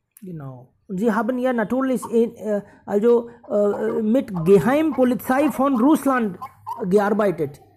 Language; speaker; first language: German; non-native, fluent; Hindi